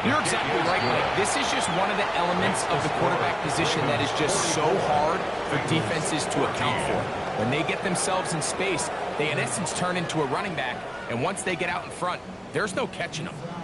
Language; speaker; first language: English; native; English